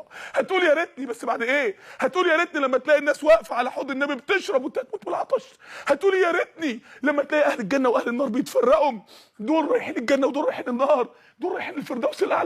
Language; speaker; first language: Arabic; native; Arabic